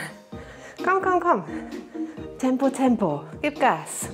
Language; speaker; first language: German; native; German